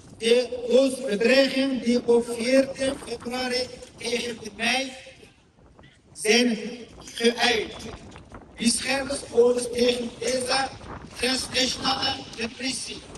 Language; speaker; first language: Dutch; non-native, learner; Uyghur